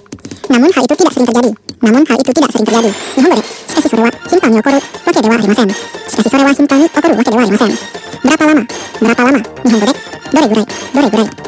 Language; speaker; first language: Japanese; non-native, fluent; Indonesian